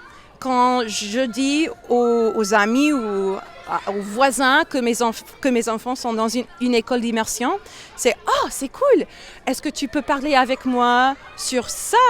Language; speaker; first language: French; non-native, fluent; English